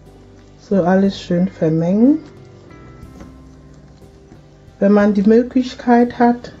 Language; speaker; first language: German; non-native, fluent; Akan